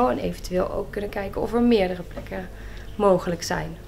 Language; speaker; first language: Dutch; native; Dutch